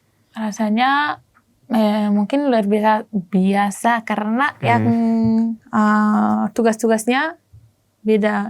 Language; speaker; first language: Indonesian; non-native, learner; German